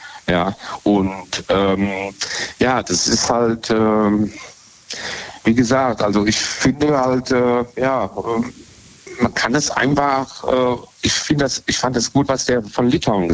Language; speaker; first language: German; native; German